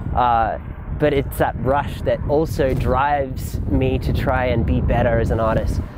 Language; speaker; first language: English; native; English